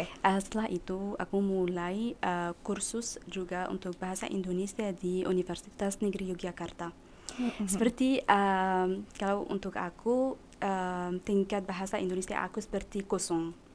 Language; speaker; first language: Indonesian; non-native, learner; Arabic